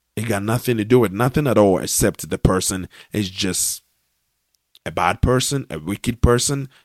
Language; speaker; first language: English; non-native, local second language; Akan